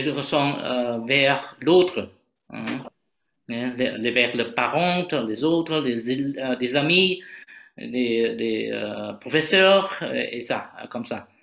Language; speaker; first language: French; non-native, learner; Vietnamese